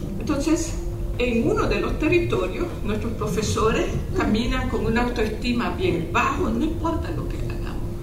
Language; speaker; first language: Spanish; non-native, local second language; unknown